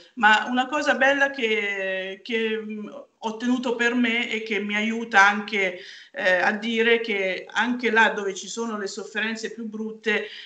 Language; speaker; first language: Italian; native; Italian